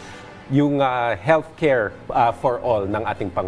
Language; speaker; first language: Filipino; native; Filipino